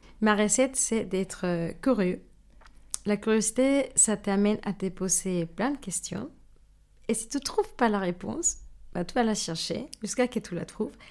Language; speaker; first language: French; non-native, fluent; Spanish